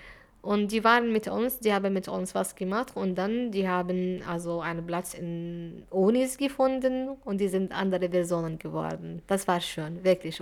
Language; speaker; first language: German; non-native, fluent; Arabic